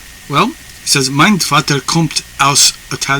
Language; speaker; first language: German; non-native, learner; English